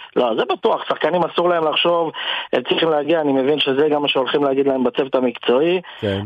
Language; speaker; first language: Hebrew; native; Hebrew